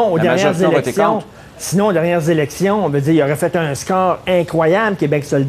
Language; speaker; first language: French; native; French